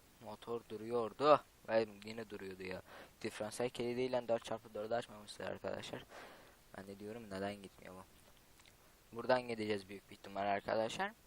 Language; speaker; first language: Turkish; native; Turkish